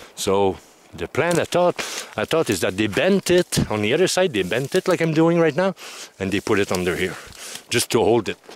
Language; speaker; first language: English; non-native, fluent; French